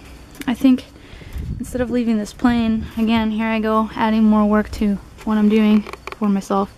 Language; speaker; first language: English; native; English